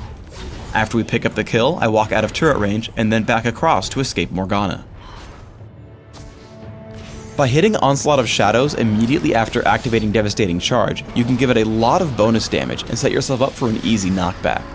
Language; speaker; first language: English; native; English